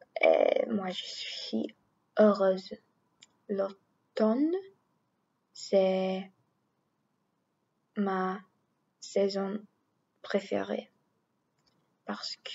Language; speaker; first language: French; non-native, learner; English